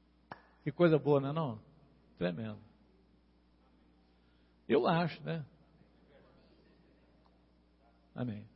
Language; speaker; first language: Portuguese; native; Portuguese